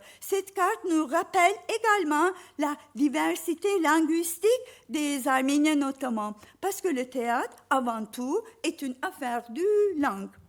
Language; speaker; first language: French; non-native, fluent; Turkish